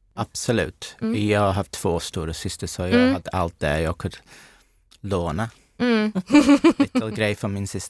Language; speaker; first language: Swedish; non-native, learner; English